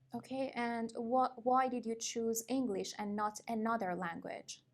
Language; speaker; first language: English; non-native, fluent; Persian